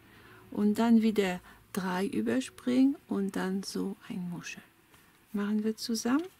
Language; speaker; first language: German; non-native, fluent; French